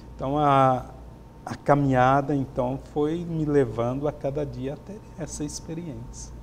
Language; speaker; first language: Portuguese; native; Portuguese